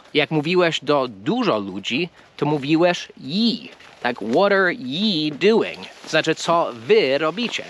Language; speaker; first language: Polish; non-native, fluent; English